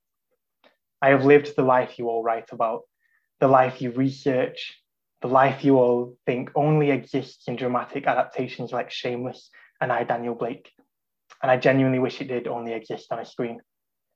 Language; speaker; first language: English; native; English